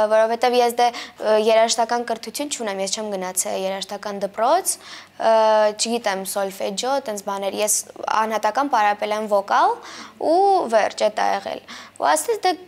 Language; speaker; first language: Armenian; early bilingual, heritage; Armenian